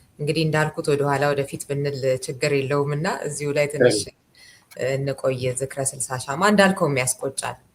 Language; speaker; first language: Amharic; native; Amharic